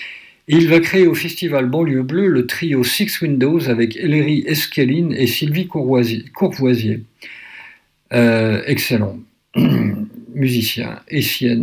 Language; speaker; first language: French; native; French